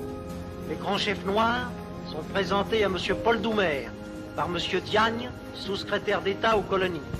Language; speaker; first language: French; native; French